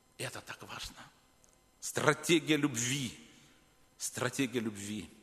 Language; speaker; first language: Russian; native; Russian